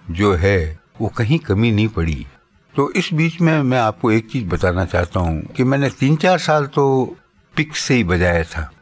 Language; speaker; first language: Hindi; native; Hindi